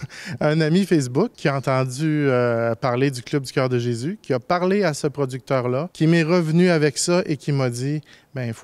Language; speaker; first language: French; native; French